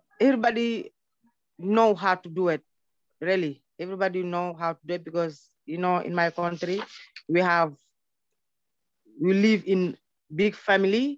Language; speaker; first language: English; non-native, learner; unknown